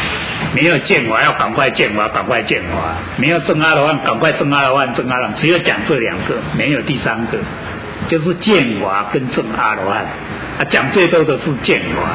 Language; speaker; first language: Chinese; native; Chinese